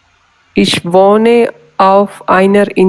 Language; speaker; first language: German; non-native, learner; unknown